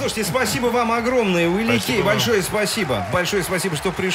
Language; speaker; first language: Russian; native; Russian